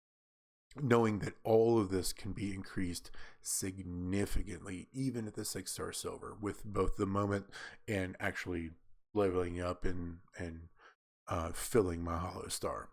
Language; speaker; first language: English; native; English